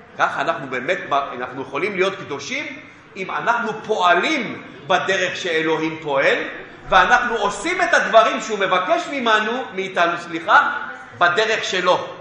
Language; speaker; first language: Hebrew; non-native, fluent; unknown